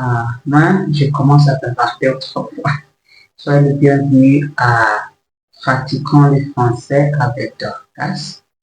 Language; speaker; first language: French; non-native, learner; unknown